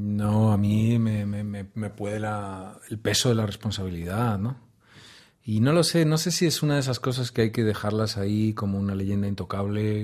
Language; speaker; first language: Spanish; native; Spanish